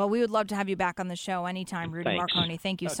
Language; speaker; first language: English; native; English